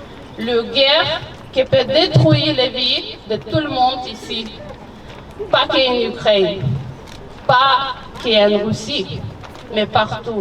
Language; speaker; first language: French; non-native, learner; Ukrainian